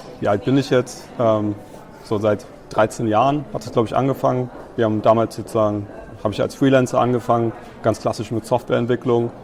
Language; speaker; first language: German; native; German